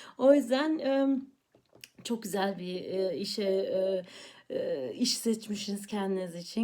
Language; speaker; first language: Turkish; early bilingual, heritage; Turkish